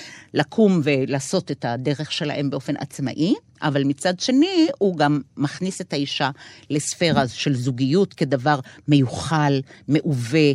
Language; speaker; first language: Hebrew; native; Hebrew